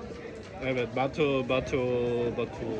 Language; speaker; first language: Turkish; non-native, learner; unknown